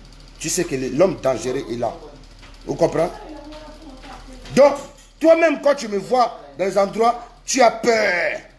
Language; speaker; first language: French; non-native, local second language; Lingala